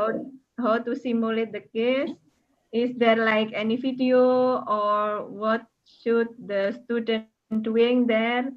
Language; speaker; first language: English; non-native, learner; Indonesian